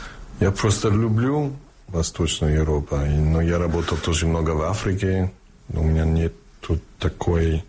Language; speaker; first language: Russian; non-native, fluent; English